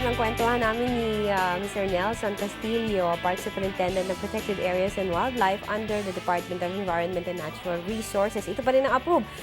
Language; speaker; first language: English; non-native, local second language; Filipino